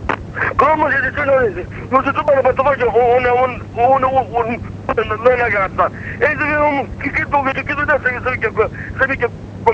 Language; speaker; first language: Italian; non-native, learner; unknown